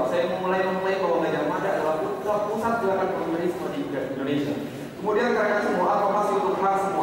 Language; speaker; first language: Indonesian; native; Indonesian